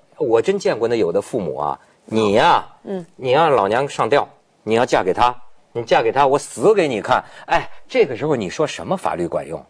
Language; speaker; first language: Chinese; native; Chinese